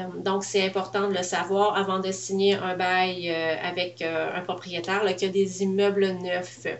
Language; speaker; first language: French; native; French